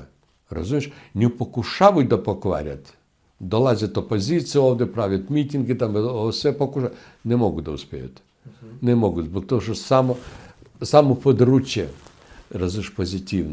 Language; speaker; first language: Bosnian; non-native, learner; Russian